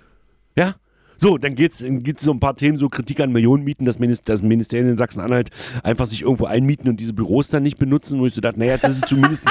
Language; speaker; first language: German; native; German